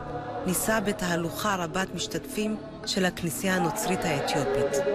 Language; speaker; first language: Hebrew; native; Hebrew